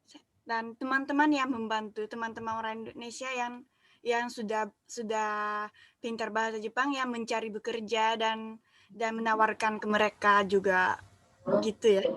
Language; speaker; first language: Indonesian; non-native, fluent; Japanese